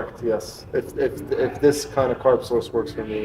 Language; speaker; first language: English; non-native, fluent; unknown